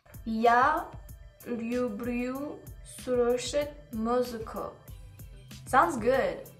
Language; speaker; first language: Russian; non-native, learner; French